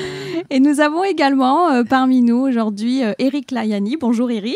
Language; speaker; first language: French; native; French